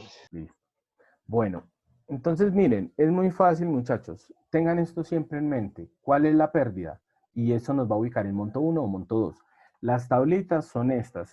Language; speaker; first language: Spanish; native; Spanish